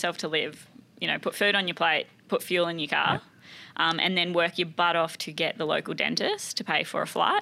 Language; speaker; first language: English; native; English